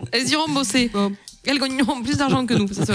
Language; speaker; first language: French; native; French